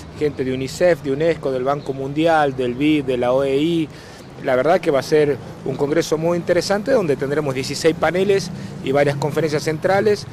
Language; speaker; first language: Spanish; native; Spanish